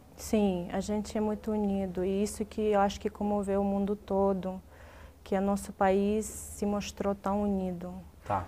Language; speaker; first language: Portuguese; non-native, fluent; Russian